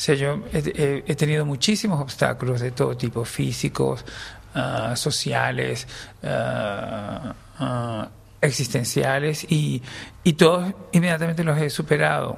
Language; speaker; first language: Spanish; native; Spanish